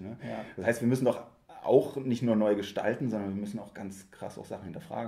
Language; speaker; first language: German; native; German